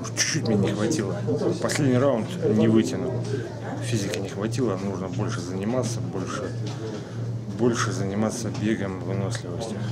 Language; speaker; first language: Russian; native; Russian